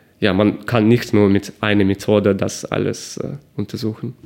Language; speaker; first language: German; non-native, fluent; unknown